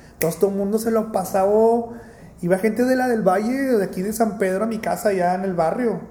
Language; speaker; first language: Spanish; native; Spanish